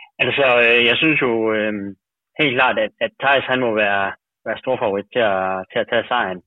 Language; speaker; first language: Danish; native; Danish